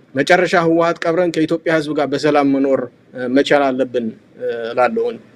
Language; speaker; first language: Amharic; non-native, local second language; Tigrinya